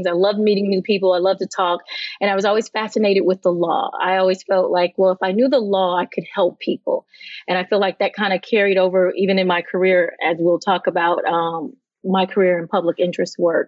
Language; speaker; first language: English; native; English